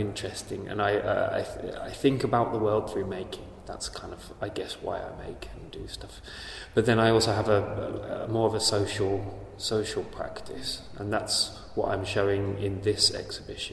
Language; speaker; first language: English; native; English